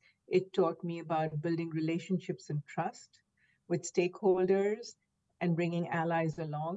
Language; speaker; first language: English; non-native, local second language; Hindi